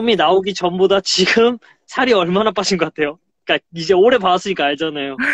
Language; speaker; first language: Korean; native; Korean